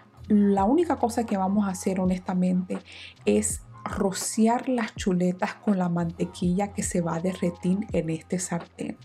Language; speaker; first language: Spanish; non-native, fluent; English